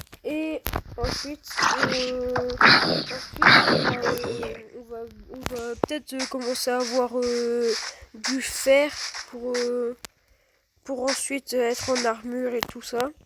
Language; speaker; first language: French; native; French